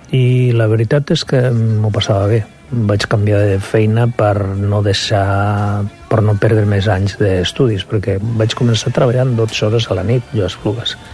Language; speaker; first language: Catalan; non-native, local second language; Spanish